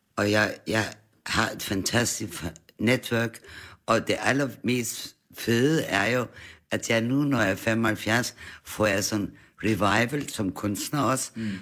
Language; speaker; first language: Danish; non-native, fluent; German